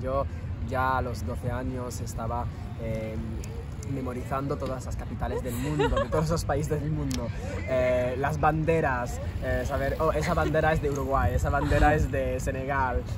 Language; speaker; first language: Spanish; non-native, fluent; French